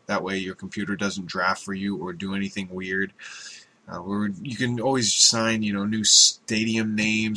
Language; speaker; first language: English; native; English